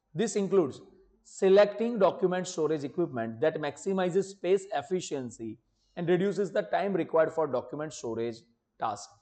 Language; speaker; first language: English; non-native, local second language; Gujarati